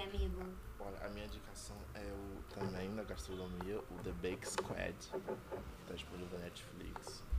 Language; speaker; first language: Portuguese; native; Portuguese